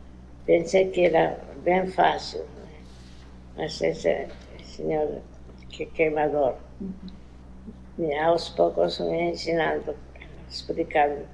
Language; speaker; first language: Portuguese; non-native, learner; Japanese